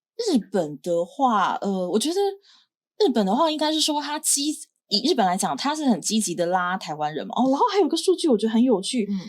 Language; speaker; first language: Chinese; native; Chinese